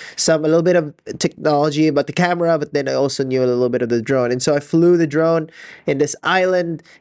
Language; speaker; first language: English; non-native, local second language; Filipino